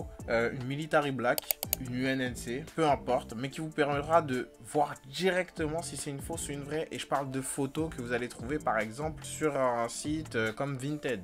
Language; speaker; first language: French; native; French